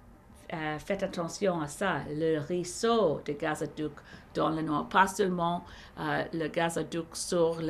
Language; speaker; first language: French; non-native, learner; English